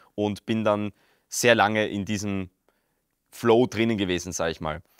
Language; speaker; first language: German; native; German